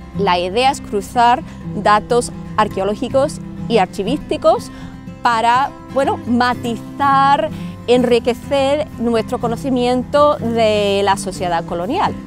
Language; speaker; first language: Spanish; non-native, fluent; English